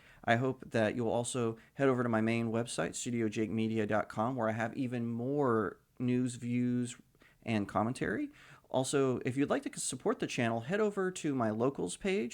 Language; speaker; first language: English; native; English